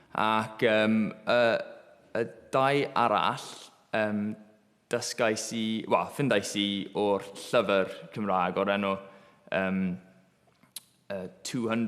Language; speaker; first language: Welsh; non-native, local second language; English